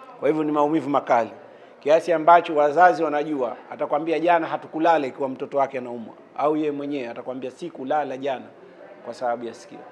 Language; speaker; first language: Swahili; native; Swahili